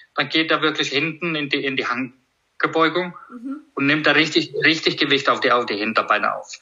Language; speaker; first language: German; non-native, fluent; Icelandic